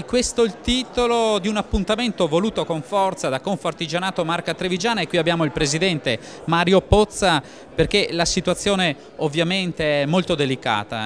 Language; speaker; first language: Italian; native; Italian